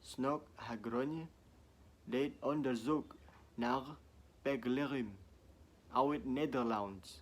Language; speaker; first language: Dutch; non-native, learner; Indonesian